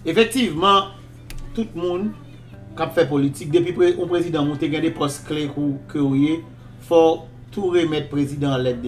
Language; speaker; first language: Haitian Creole; native; Haitian Creole